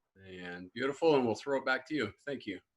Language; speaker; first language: English; native; English